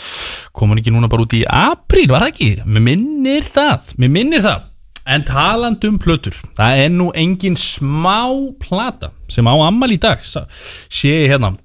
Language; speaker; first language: Icelandic; native; Icelandic